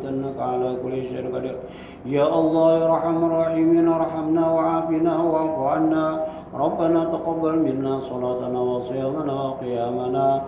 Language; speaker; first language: Arabic; non-native, fluent; Indonesian